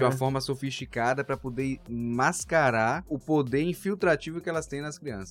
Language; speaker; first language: Portuguese; native; Portuguese